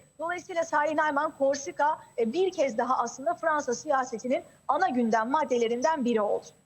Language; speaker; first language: Turkish; native; Turkish